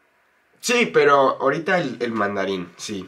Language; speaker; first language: Spanish; non-native, fluent; English